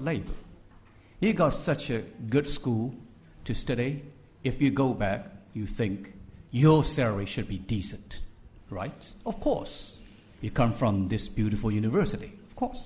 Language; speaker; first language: English; non-native, fluent; Chinese